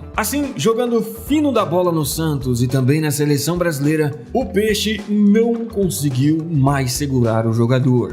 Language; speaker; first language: Portuguese; native; Portuguese